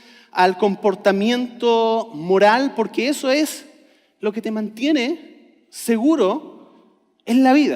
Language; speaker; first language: Spanish; native; Spanish